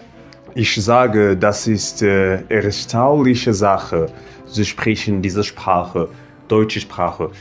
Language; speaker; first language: German; non-native, learner; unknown